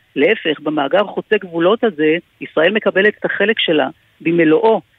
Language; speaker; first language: Hebrew; native; Hebrew